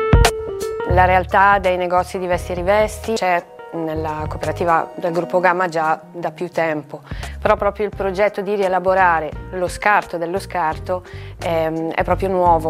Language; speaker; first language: Italian; native; Italian